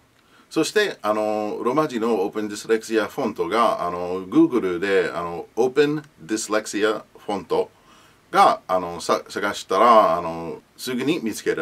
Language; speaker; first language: Japanese; non-native, learner; English